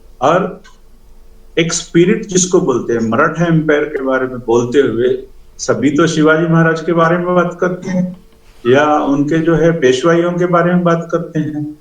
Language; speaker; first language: Hindi; non-native, local second language; Telugu